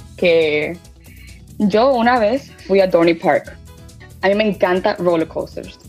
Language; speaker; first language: Spanish; early bilingual, heritage; Spanish